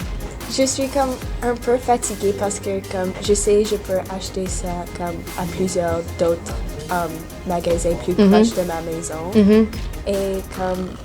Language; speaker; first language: French; non-native, local second language; English